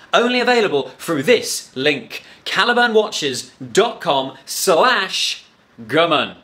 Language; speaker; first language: English; native; English